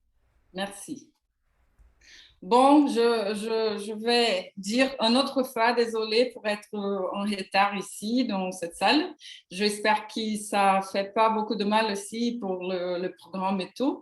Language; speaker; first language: French; non-native, learner; Portuguese